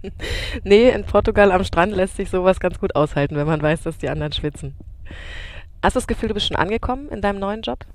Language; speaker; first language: German; native; German